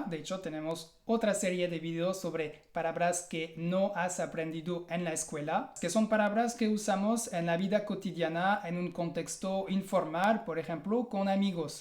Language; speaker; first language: Spanish; non-native, fluent; French